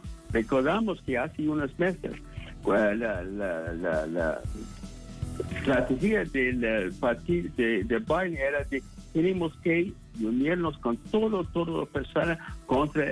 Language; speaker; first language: Spanish; non-native, fluent; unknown